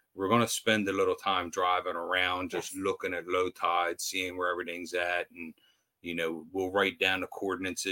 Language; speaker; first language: English; native; English